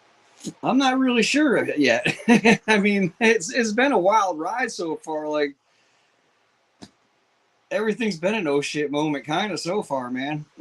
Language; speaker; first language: English; native; English